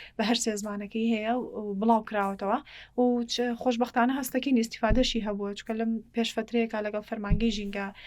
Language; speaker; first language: Central Kurdish; native; Central Kurdish